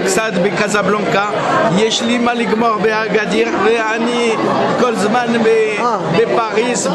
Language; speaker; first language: Hebrew; non-native, local second language; Arabic